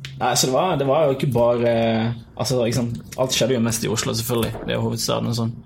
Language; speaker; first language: Norwegian; early bilingual, other home language; Bosnian